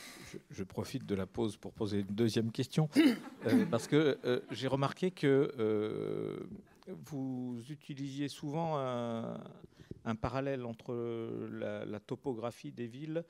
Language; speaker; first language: French; native; French